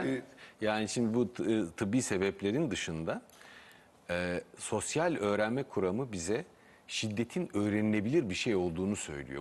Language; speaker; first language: Turkish; native; Turkish